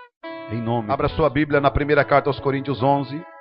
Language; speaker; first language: Portuguese; native; Portuguese